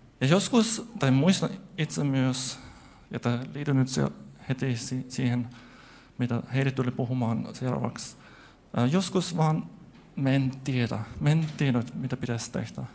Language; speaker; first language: Finnish; non-native, fluent; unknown